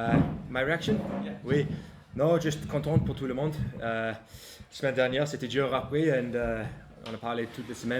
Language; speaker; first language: French; non-native, learner; English